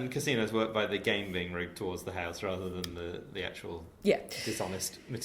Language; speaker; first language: English; native; English